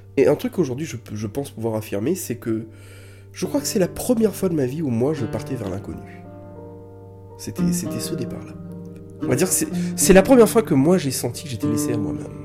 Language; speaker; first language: French; non-native, local second language; Morisyen